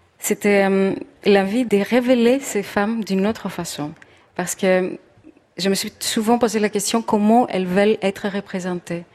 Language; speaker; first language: French; non-native, fluent; Greek